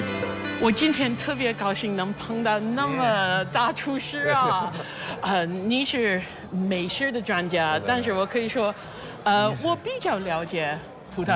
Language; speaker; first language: Chinese; non-native, fluent; English